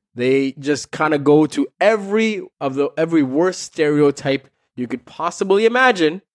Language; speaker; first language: English; native; English